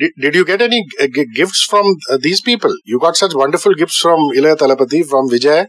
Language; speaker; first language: English; non-native, local second language; Tamil